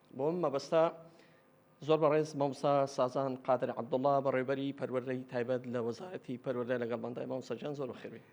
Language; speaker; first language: Central Kurdish; native; Central Kurdish